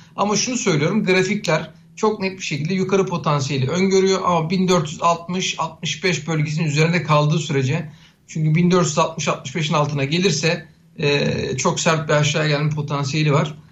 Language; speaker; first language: Turkish; native; Turkish